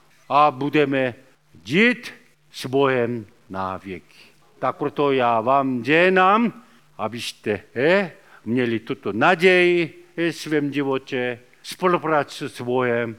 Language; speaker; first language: Czech; non-native, learner; Korean